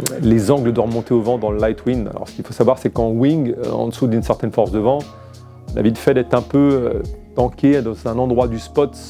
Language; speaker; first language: French; native; French